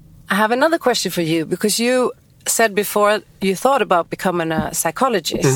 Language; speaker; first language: English; non-native, fluent; Swedish